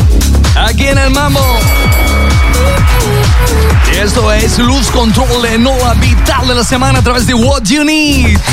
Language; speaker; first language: Spanish; native; Spanish